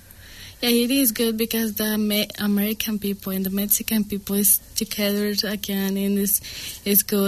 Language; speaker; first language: English; non-native, learner; Spanish